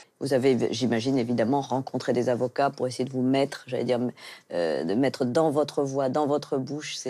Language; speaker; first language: French; native; French